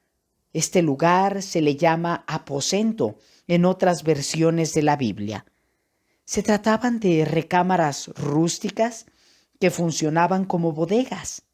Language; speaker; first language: Spanish; native; Spanish